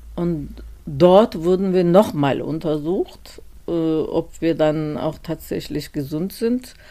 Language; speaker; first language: German; non-native, fluent; Turkish